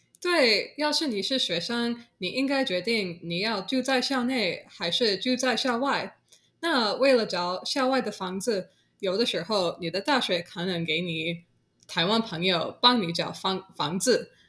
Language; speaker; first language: Chinese; non-native, learner; English